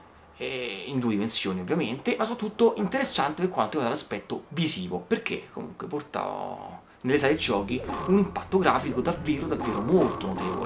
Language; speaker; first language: Italian; native; Italian